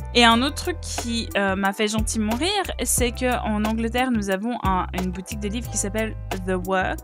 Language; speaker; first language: French; native; French